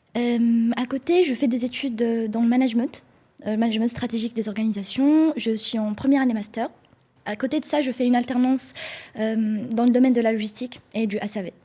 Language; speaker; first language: French; non-native, local second language; Arabic